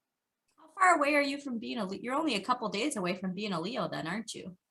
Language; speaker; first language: English; native; English